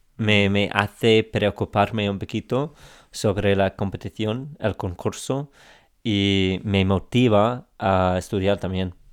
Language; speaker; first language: Spanish; non-native, fluent; English